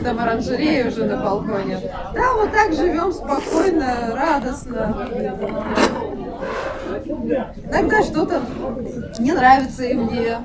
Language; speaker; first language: Russian; native; Russian